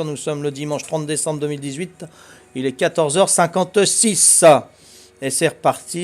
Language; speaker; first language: French; native; French